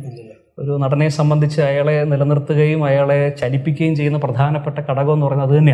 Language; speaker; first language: Malayalam; native; Malayalam